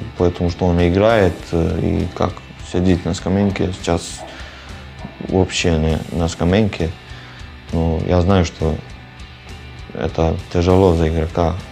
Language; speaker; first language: Russian; non-native, learner; Serbian